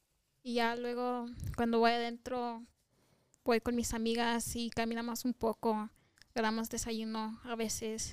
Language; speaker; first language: Spanish; early bilingual, heritage; Spanish